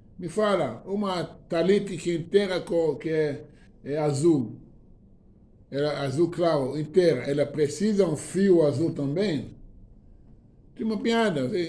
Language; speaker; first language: Portuguese; non-native, fluent; Hebrew